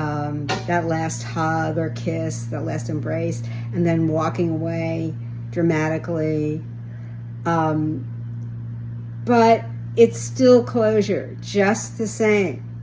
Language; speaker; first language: English; native; English